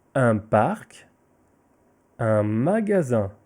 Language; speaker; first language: French; non-native, fluent; Ukrainian